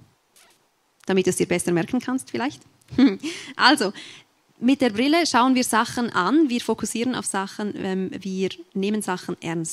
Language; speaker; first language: German; native; German